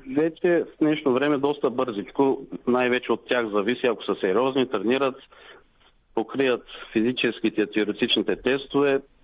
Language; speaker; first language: Bulgarian; native; Bulgarian